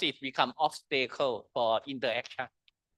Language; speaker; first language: English; non-native, learner; Thai